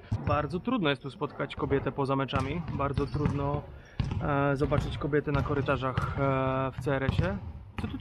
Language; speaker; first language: Polish; native; Polish